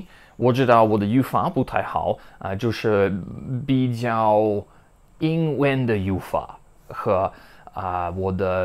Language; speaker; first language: Chinese; non-native, learner; English